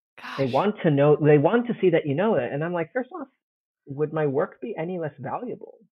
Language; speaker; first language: English; early bilingual, heritage; Italian